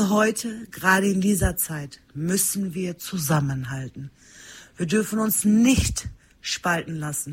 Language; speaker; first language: German; early bilingual, other home language; Turkish